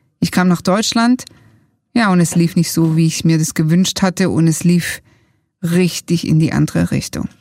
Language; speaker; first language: German; early bilingual, other home language; Italian